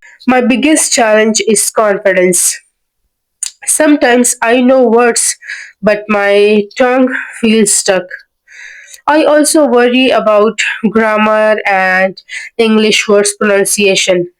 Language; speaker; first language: English; non-native, learner; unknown